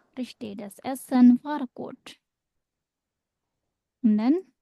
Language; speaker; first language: German; non-native, fluent; Indonesian